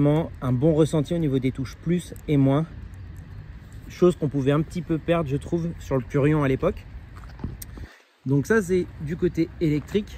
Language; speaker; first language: French; native; French